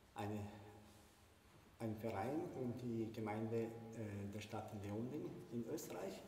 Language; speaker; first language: German; non-native, fluent; Italian